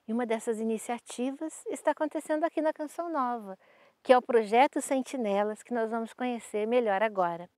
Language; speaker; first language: Portuguese; native; Portuguese